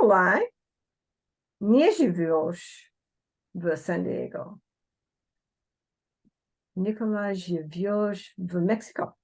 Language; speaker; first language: Russian; non-native, fluent; English